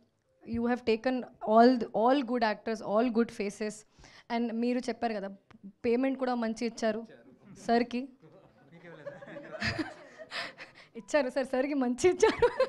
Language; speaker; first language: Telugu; non-native, fluent; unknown